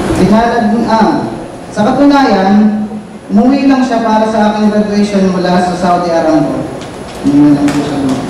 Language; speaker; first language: Filipino; native; Filipino